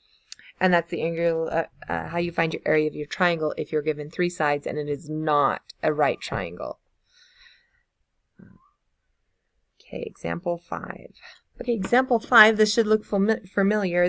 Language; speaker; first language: English; native; English